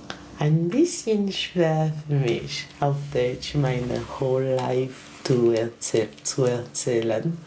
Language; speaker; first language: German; non-native, learner; French